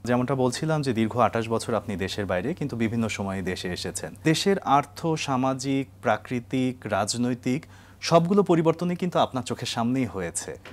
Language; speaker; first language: Bangla; native; Bangla